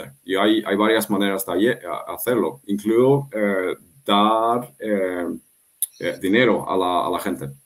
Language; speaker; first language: Spanish; non-native, fluent; Swedish